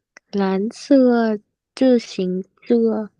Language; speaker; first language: Chinese; non-native, learner; Vietnamese